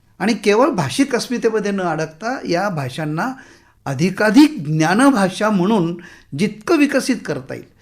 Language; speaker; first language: Marathi; native; Marathi